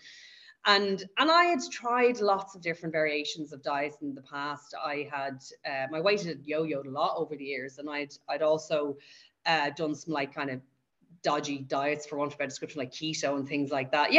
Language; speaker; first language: English; native; English